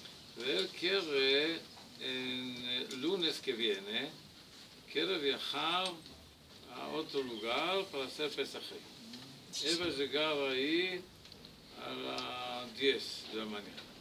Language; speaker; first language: Spanish; non-native, learner; Hebrew